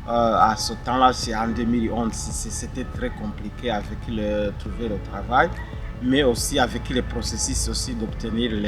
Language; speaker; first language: French; non-native, local second language; Kinyarwanda